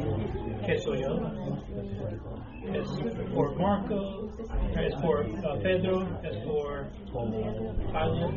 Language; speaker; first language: Spanish; non-native, learner; English